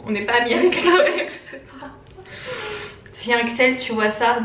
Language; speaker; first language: French; native; French